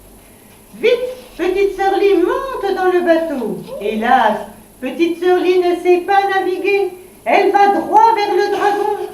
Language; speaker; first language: French; native; French